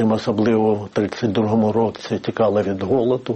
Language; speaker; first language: Ukrainian; native; Ukrainian